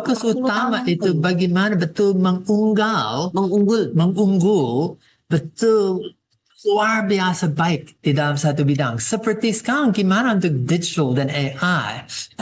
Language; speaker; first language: Indonesian; non-native, fluent; English